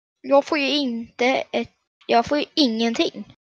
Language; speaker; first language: Swedish; native; Swedish